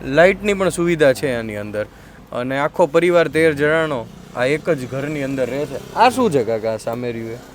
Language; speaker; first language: Gujarati; native; Gujarati